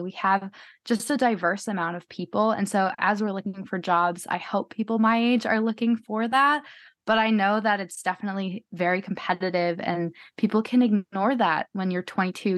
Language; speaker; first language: English; native; English